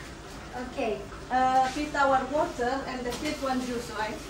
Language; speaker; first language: English; non-native, fluent; Indonesian